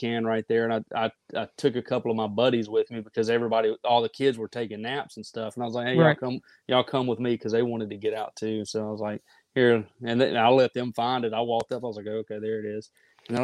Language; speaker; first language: English; native; English